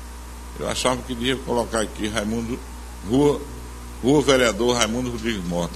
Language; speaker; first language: Portuguese; native; Portuguese